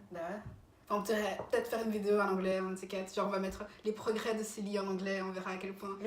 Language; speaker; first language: French; native; French